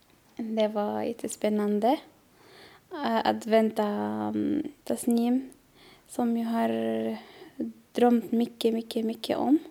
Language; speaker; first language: Swedish; non-native, learner; Arabic